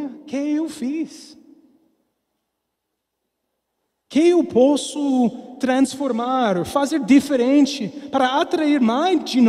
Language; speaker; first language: Portuguese; non-native, learner; English